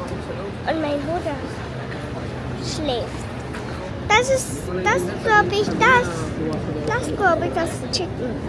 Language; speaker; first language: German; early bilingual, other home language; Filipino